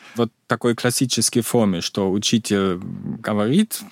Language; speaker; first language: Russian; non-native, fluent; German